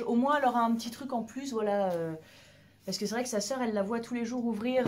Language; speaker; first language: French; native; French